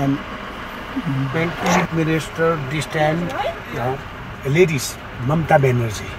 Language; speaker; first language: English; non-native, local second language; Nepali